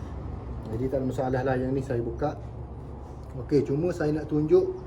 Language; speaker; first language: Malay; native; Malay